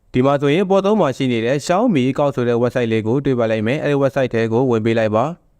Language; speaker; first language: Burmese; native; Burmese